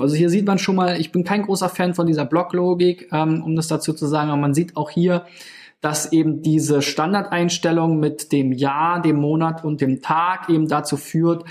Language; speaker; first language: German; native; German